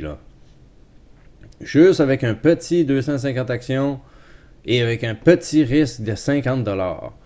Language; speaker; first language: French; native; French